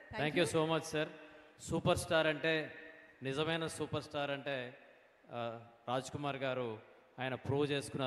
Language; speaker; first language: Telugu; native; Telugu